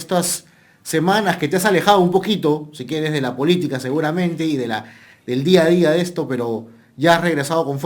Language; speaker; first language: Spanish; native; Spanish